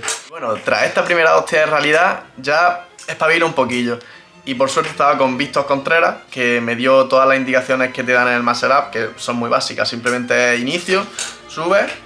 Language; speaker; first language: Spanish; native; Spanish